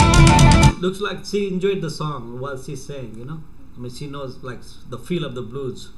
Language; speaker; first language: English; non-native, fluent; Nepali